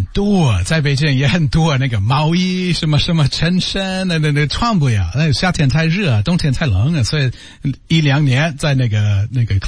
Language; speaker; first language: Chinese; non-native, learner; English